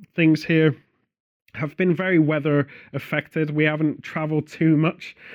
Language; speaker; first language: English; native; English